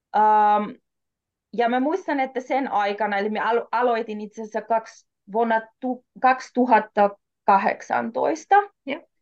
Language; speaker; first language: Finnish; non-native, fluent; German